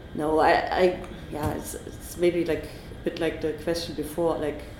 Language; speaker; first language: English; non-native, fluent; German